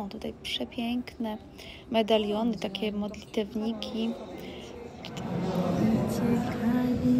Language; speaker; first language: Polish; native; Polish